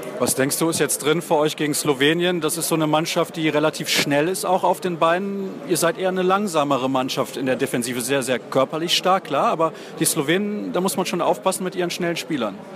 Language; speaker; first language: German; native; German